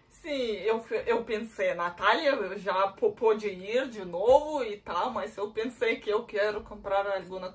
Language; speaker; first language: Portuguese; non-native, learner; Russian